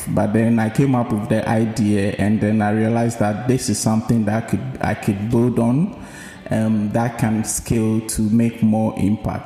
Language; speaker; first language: English; non-native, local second language; Akan